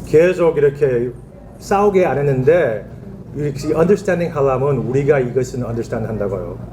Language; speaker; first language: Korean; early bilingual, heritage; Korean